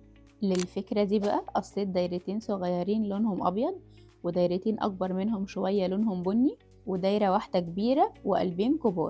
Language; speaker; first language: Arabic; native; Arabic